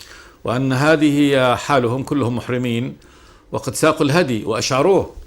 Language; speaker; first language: Arabic; native; Arabic